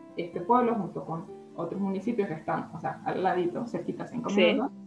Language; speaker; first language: Spanish; native; Spanish